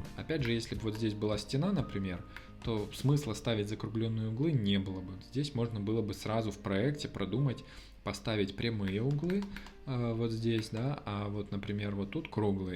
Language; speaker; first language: Russian; native; Russian